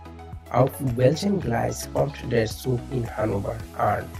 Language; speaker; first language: German; non-native, fluent; Bangla